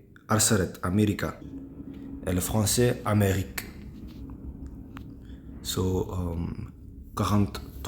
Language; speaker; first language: French; non-native, learner; English